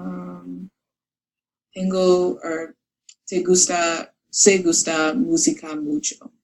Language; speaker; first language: Spanish; non-native, learner; English